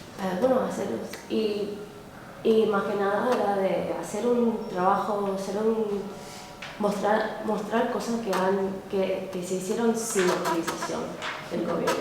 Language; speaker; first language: Spanish; non-native, fluent; English